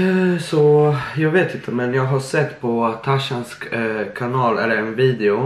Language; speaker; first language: Swedish; early bilingual, other home language; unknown